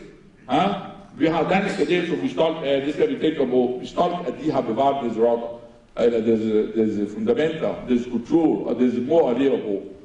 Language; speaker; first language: Danish; non-native, fluent; Arabic